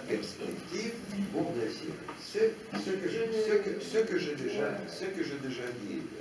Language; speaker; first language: French; non-native, fluent; Russian